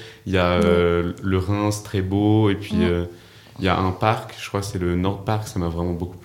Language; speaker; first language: French; native; French